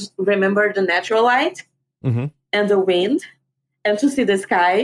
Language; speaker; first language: English; non-native, fluent; Portuguese